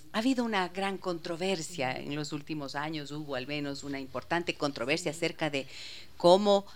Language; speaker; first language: Spanish; native; Spanish